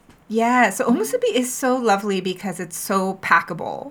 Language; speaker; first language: English; early bilingual, other home language; Japanese